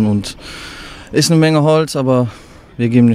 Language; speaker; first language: German; native; German